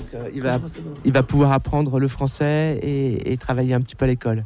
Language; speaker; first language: French; native; French